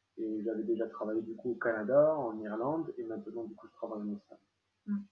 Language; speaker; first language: French; native; French